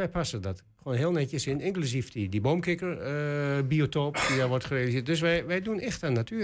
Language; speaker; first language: Dutch; native; Dutch